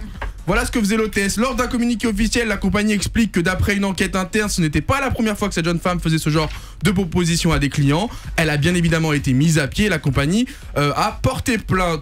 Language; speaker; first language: French; native; French